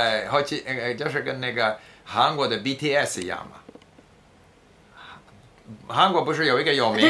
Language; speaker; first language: Chinese; non-native, fluent; English